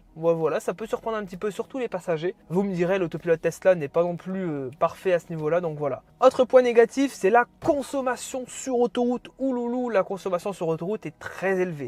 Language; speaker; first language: French; native; French